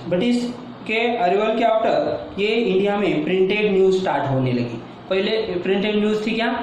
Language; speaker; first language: Hindi; non-native, local second language; Marathi